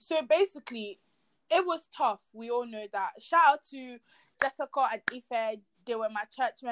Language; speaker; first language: English; non-native, local second language; Yoruba